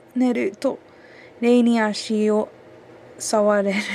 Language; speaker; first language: Japanese; non-native, learner; English